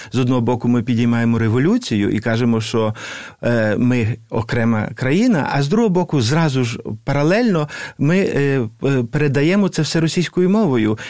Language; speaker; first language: Ukrainian; native; Ukrainian